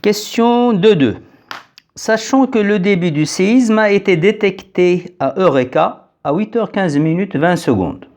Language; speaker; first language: French; non-native, local second language; Arabic